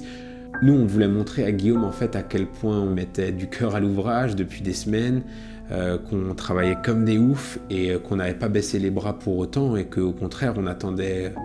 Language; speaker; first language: French; native; French